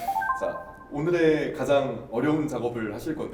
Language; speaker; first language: Korean; native; Korean